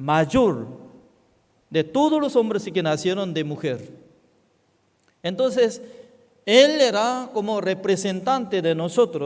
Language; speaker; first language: Spanish; non-native, fluent; Korean